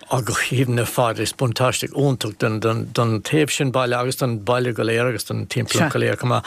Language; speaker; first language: Irish; native; Irish